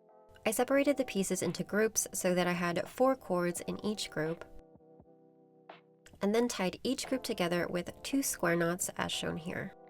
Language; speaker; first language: English; native; English